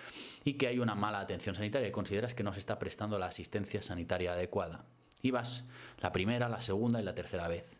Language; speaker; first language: Spanish; native; Spanish